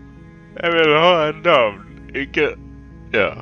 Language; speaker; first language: Norwegian; non-native, learner; Swedish